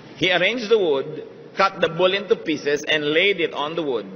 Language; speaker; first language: English; non-native, local second language; Filipino